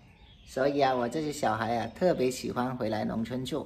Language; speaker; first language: Cantonese; native; Cantonese